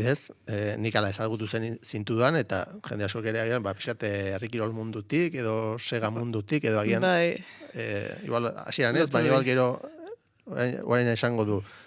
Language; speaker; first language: Basque; native; Basque